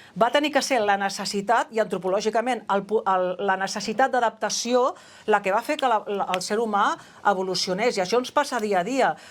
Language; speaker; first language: Catalan; non-native, local second language; Spanish